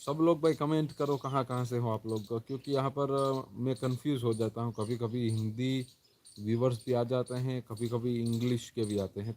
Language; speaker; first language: Hindi; non-native, local second language; Gujarati